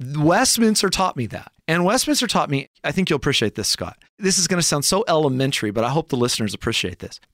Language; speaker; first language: English; native; English